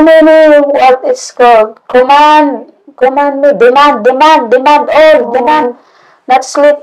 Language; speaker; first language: English; non-native, learner; Indonesian